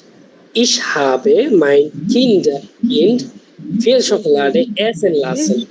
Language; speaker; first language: German; non-native, learner; Bangla